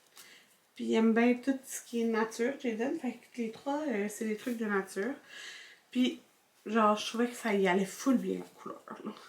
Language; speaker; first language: French; native; French